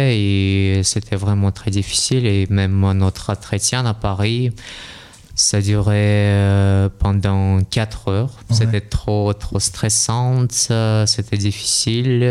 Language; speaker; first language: French; non-native, learner; Russian